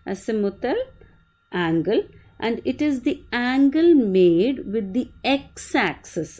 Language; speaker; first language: English; non-native, local second language; Malayalam